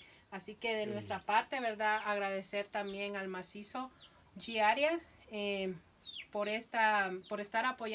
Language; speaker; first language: Spanish; native; Spanish